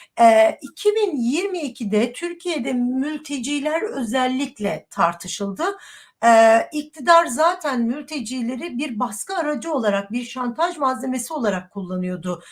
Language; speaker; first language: Turkish; non-native, fluent; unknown